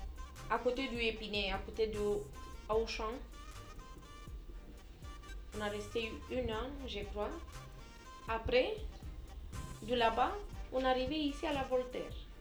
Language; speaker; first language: French; early bilingual, other home language; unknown